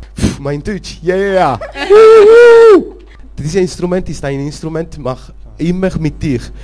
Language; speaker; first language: German; non-native, local second language; French